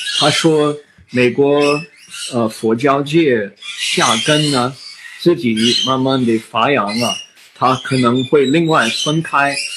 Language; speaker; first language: Chinese; non-native, fluent; English